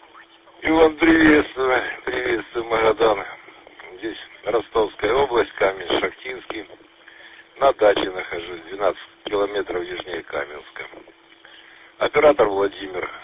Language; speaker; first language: Russian; native; Russian